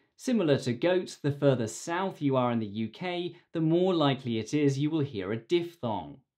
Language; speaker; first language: English; native; English